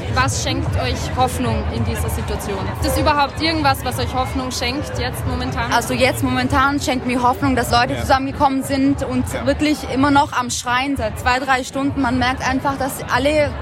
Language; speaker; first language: German; native; German